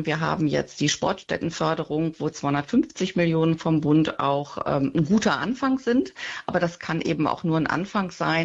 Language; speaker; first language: German; native; German